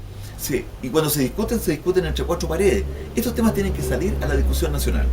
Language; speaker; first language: Spanish; native; Spanish